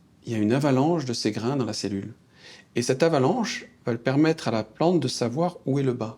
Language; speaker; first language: French; native; French